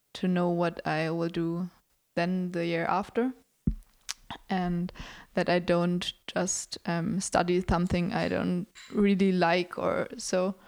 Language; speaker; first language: English; non-native, fluent; German